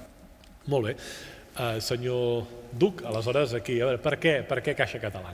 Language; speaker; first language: Catalan; native; Catalan